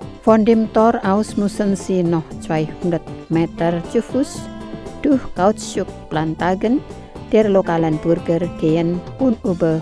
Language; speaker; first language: German; non-native, fluent; Indonesian